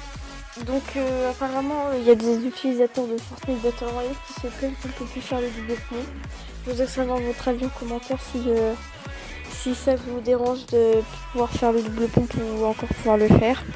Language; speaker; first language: French; native; French